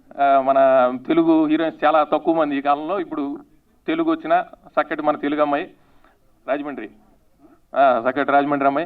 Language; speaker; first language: Telugu; native; Telugu